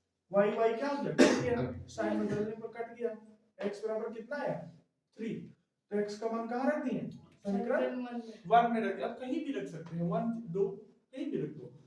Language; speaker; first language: Hindi; native; Hindi